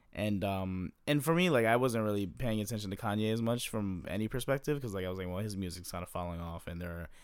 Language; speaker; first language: English; native; English